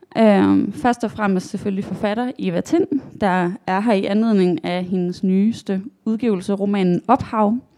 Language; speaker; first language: Danish; native; Danish